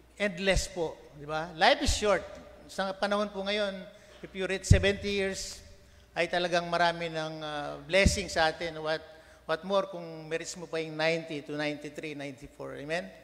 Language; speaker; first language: Filipino; non-native, local second language; Pampanga